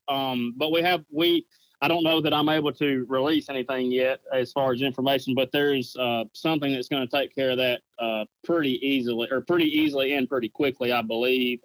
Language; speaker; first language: English; native; English